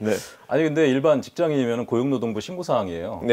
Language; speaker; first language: Korean; native; Korean